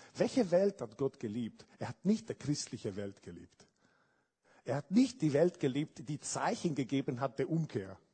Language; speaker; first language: German; non-native, fluent; Italian